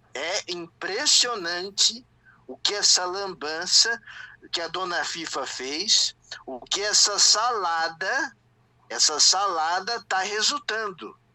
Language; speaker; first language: Portuguese; native; Portuguese